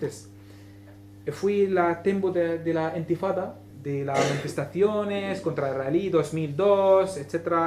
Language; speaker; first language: Spanish; non-native, learner; Arabic